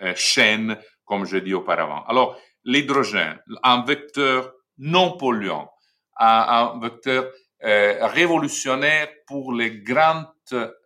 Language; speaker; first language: French; non-native, fluent; Italian